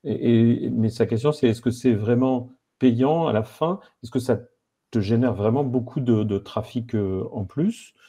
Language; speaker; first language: French; native; French